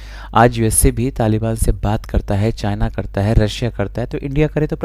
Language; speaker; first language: Hindi; native; Hindi